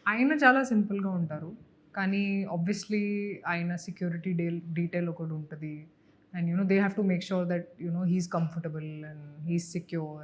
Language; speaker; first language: Telugu; non-native, local second language; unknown